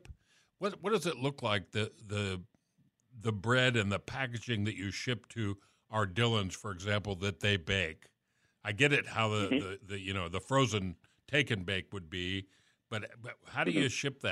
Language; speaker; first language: English; native; English